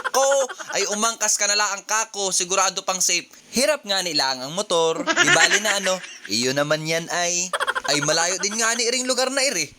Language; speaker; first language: Filipino; native; Filipino